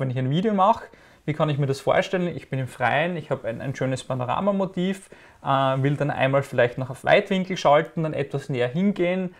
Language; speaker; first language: German; native; German